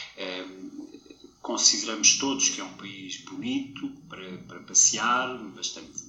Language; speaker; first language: Portuguese; native; Portuguese